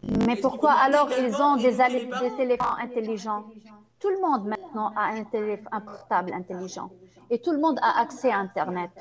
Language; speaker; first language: French; non-native, fluent; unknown